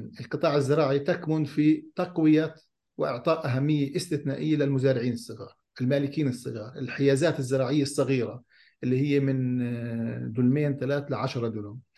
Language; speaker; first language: Arabic; native; Arabic